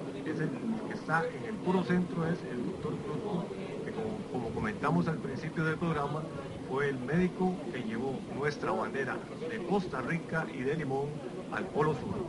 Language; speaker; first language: Spanish; native; Spanish